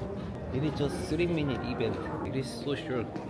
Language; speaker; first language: English; non-native, learner; Korean